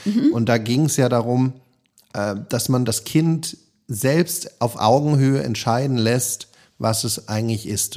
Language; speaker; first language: German; native; German